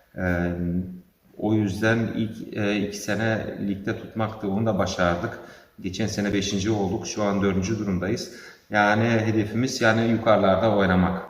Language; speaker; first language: Turkish; early bilingual, heritage; Turkish